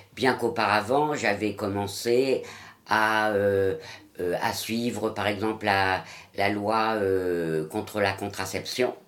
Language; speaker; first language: French; native; French